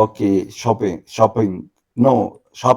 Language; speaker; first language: English; non-native, learner; Arabic